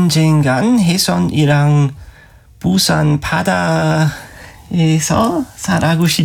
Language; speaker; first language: Korean; non-native, learner; German